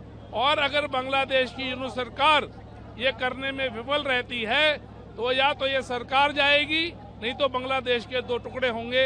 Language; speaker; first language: Hindi; native; Hindi